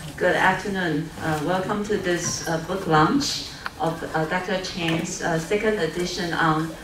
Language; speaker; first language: English; non-native, fluent; Chinese